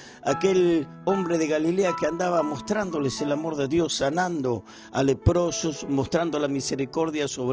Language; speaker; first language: Spanish; native; Spanish